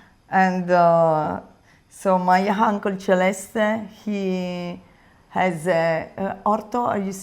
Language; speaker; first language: English; non-native, learner; Italian